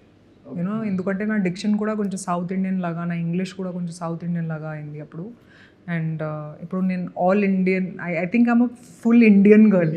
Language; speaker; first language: Telugu; non-native, fluent; Punjabi